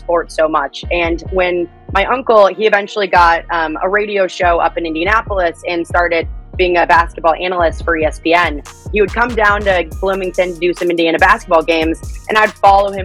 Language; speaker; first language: English; native; English